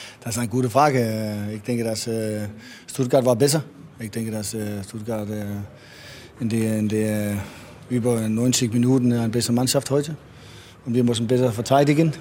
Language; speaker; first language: German; non-native, learner; Danish